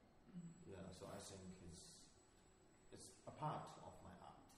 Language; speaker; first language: English; non-native, learner; Chinese